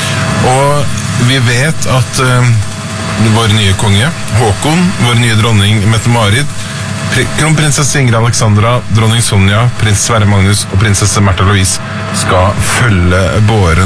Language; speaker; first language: Norwegian; native; Norwegian